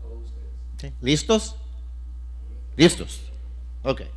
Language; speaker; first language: Spanish; non-native, learner; English